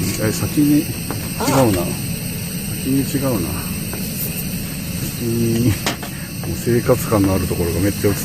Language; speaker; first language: Japanese; native; Japanese